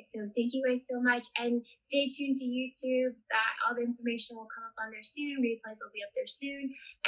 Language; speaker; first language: English; native; English